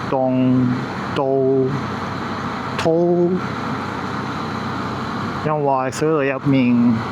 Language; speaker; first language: Chinese; non-native, learner; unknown